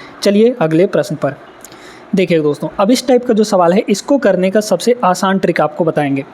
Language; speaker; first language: Hindi; native; Hindi